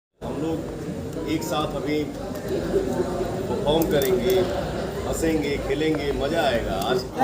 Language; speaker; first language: Hindi; non-native, local second language; Bhojpuri